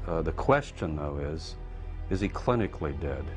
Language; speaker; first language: English; native; English